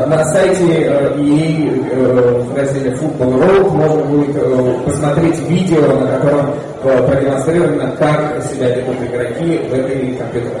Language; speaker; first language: Russian; native; Russian